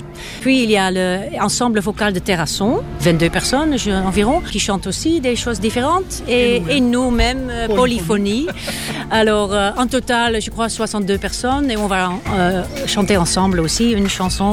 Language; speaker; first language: French; non-native, fluent; Dutch